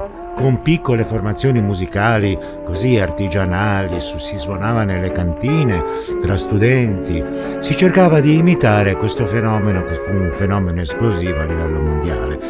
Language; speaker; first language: Italian; native; Italian